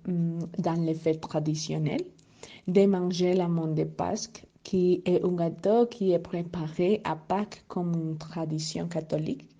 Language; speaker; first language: French; non-native, learner; Spanish